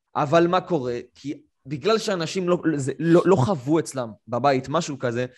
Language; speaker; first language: Hebrew; native; Hebrew